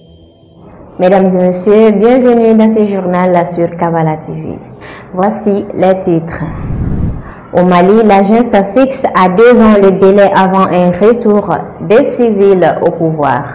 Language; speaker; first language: French; non-native, local second language; Bambara